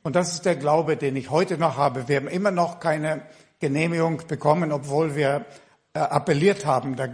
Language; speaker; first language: German; native; German